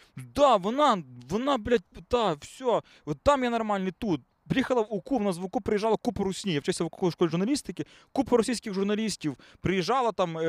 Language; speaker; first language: Ukrainian; native; Ukrainian